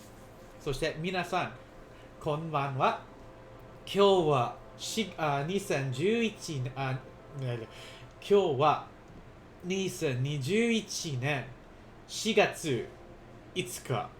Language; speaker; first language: Japanese; non-native, learner; English